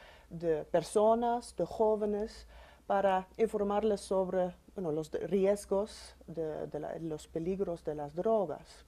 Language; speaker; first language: Spanish; non-native, fluent; Dutch